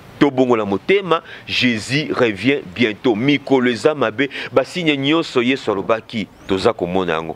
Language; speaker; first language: Lingala; native; Lingala